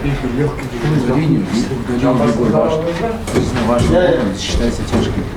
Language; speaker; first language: Russian; non-native, local second language; Kazakh